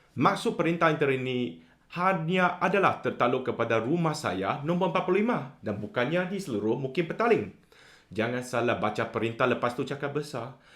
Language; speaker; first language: Malay; non-native, local second language; Chinese